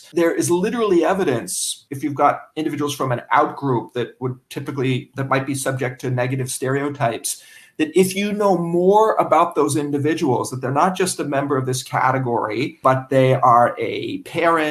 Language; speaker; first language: English; native; English